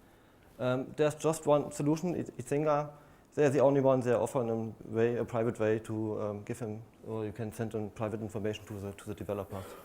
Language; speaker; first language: English; non-native, fluent; German